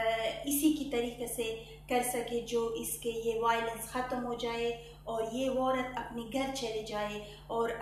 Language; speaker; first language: Hindi; non-native, fluent; Persian